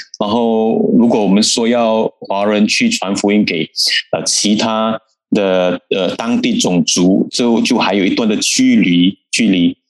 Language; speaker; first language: Chinese; native; Chinese